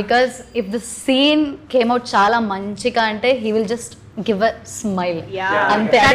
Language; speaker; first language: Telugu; non-native, learner; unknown